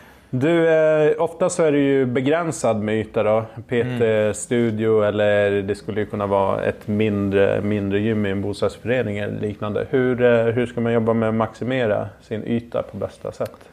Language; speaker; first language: Swedish; native; Swedish